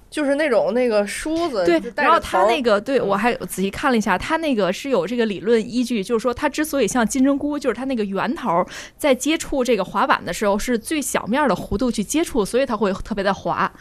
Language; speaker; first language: Chinese; native; Chinese